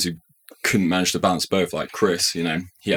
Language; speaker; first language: English; native; English